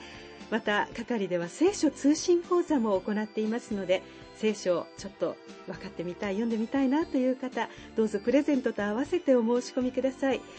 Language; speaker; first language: Japanese; native; Japanese